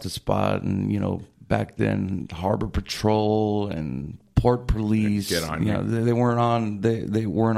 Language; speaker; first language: English; native; English